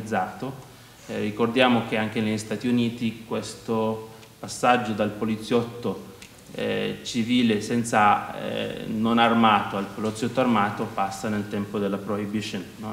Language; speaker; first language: Italian; non-native, fluent; Maltese